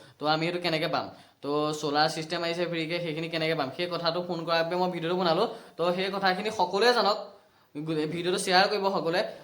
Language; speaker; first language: Assamese; native; Assamese